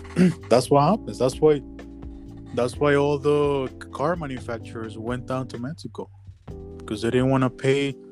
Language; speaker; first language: English; non-native, fluent; Spanish